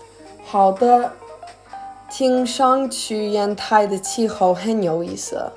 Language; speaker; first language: Chinese; early bilingual, heritage; Chinese